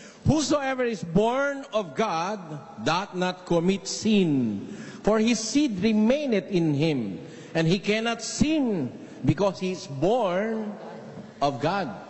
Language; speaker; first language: English; non-native, local second language; Filipino